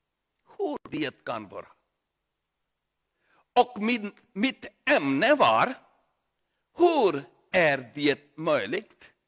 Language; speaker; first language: Swedish; non-native, learner; Urdu